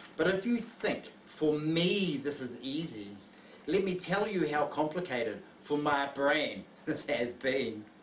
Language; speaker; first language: English; native; English